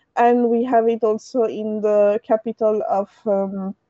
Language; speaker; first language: English; early bilingual, other home language; French